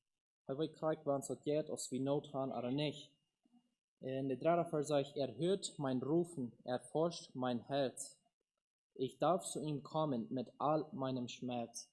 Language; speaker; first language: German; non-native, learner; Low German